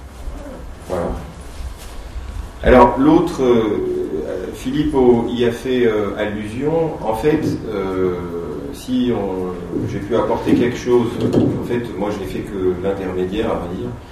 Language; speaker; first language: French; native; French